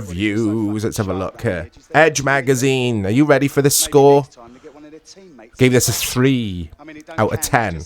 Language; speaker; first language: English; native; English